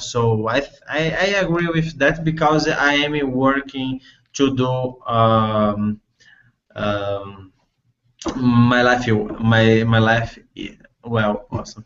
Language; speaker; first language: English; non-native, learner; Portuguese